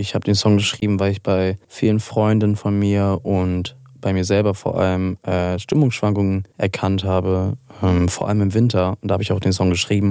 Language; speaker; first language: German; native; German